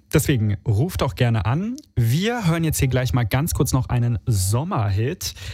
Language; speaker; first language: German; early bilingual, other home language; Italian